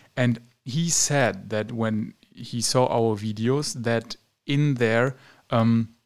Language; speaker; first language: English; non-native, fluent; German